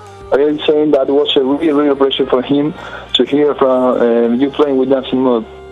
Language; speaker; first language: English; non-native, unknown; Spanish